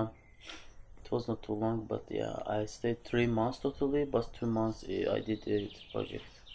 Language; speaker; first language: English; non-native, fluent; Azerbaijani